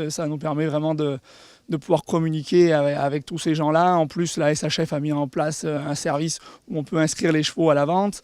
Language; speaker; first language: French; native; French